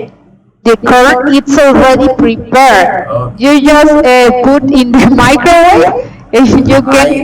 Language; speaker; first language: English; non-native, fluent; Spanish